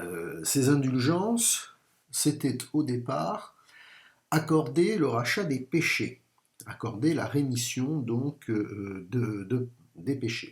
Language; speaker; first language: French; native; French